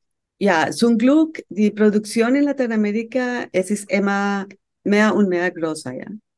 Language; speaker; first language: German; non-native, fluent; Spanish